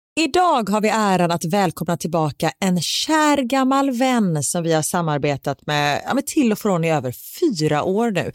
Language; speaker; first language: Swedish; native; Swedish